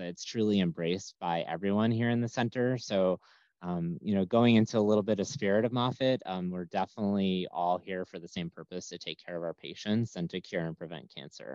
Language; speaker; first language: English; native; English